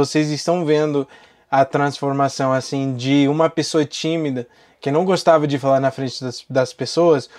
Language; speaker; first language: Portuguese; non-native, fluent; English